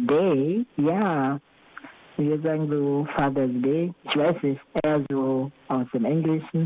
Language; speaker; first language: German; non-native, fluent; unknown